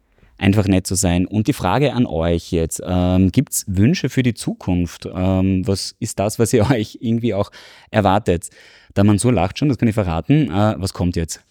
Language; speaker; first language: German; native; German